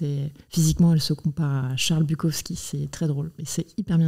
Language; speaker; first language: French; native; French